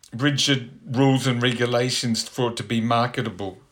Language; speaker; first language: English; native; English